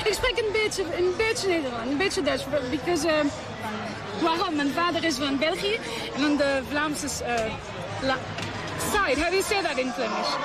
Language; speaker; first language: Dutch; early bilingual, heritage; French